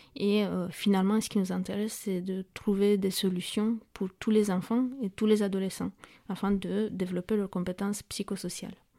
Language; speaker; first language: French; non-native, fluent; Romanian